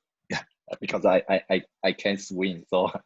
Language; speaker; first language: English; non-native, learner; Chinese